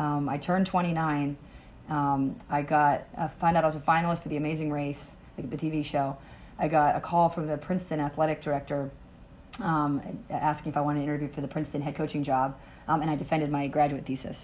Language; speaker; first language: English; native; English